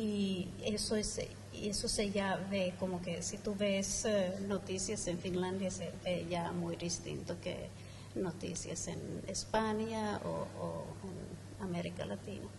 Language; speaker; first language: Spanish; non-native, fluent; Finnish